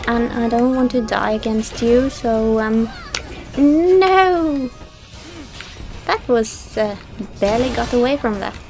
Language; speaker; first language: English; non-native, fluent; Norwegian